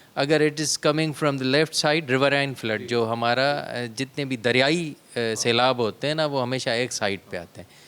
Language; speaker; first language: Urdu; non-native, local second language; Sindhi